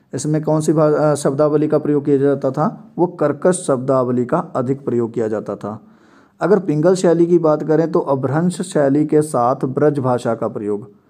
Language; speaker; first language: Hindi; non-native, local second language; Punjabi